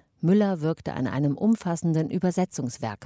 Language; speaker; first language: German; native; German